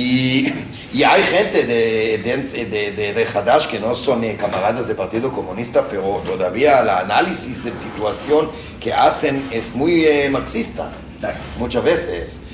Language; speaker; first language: Spanish; non-native, fluent; Hebrew